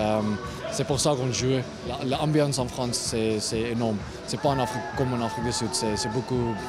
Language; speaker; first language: French; non-native, learner; Afrikaans